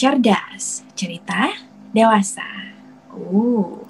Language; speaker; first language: Indonesian; non-native, fluent; Spanish